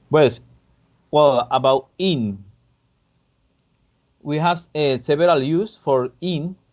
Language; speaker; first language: English; non-native, fluent; Spanish